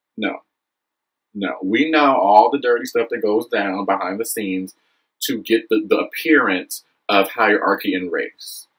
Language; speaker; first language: English; native; English